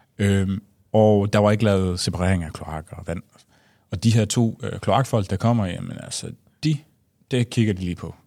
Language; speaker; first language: Danish; native; Danish